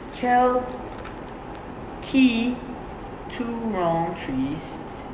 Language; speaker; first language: French; non-native, learner; English